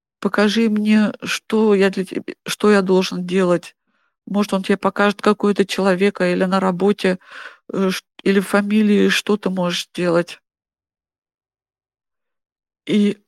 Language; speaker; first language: Russian; non-native, fluent; German